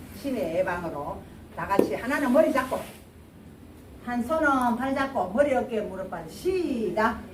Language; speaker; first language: Korean; native; Korean